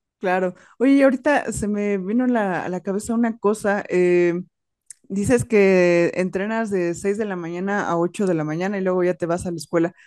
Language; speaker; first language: Spanish; native; Spanish